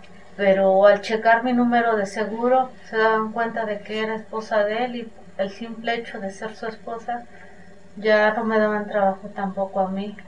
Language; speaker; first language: Spanish; native; Spanish